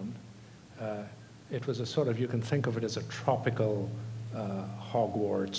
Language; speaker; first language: English; non-native, local second language; Tamil